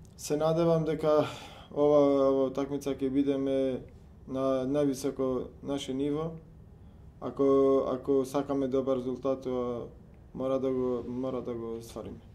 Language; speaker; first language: Macedonian; non-native, local second language; Albanian